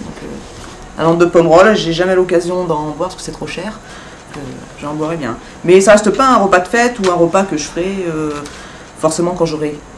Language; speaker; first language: French; native; French